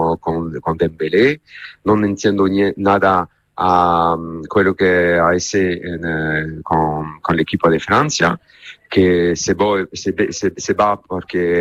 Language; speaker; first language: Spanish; non-native, learner; Italian